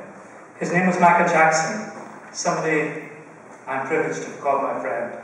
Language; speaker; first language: English; native; English